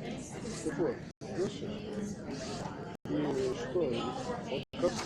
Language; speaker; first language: Russian; native; Russian